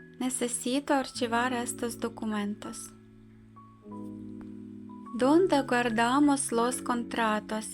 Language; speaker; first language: Spanish; non-native, fluent; Ukrainian